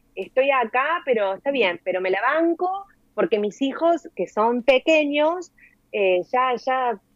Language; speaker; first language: Spanish; native; Spanish